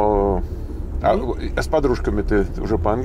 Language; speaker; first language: Russian; native; Russian